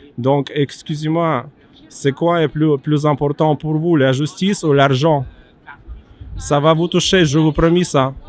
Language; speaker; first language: French; non-native, learner; Ukrainian